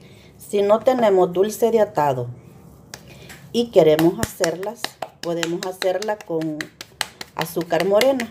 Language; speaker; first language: Spanish; native; Spanish